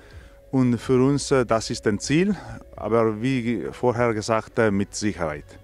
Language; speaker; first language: German; non-native, learner; Italian